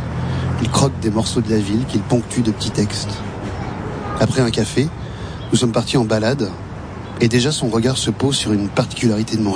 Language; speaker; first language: French; native; French